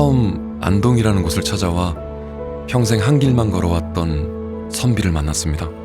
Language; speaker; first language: Korean; native; Korean